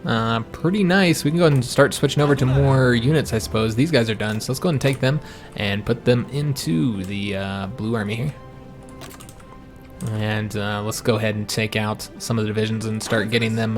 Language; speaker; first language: English; native; English